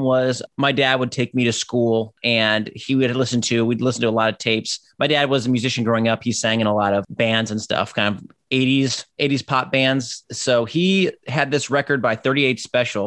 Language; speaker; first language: English; native; English